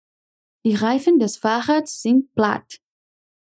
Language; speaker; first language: German; non-native, fluent; Portuguese